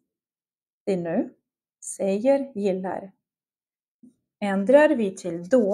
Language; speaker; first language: Swedish; non-native, fluent; Russian